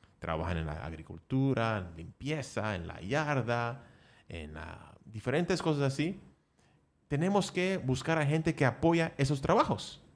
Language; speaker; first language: Spanish; early bilingual, heritage; Spanish